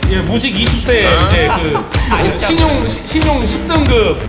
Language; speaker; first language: Korean; native; Korean